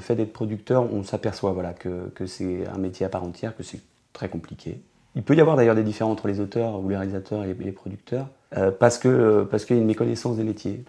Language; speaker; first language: French; native; French